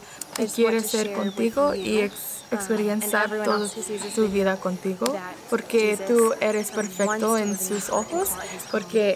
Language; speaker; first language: Spanish; non-native, learner; English